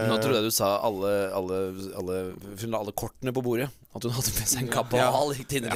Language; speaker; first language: Norwegian; native; Norwegian